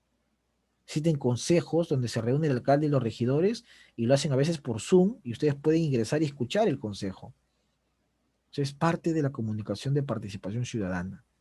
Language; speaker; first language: Spanish; native; Spanish